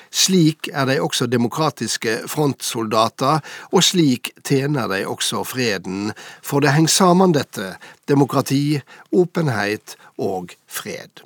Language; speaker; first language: Norwegian; native; Norwegian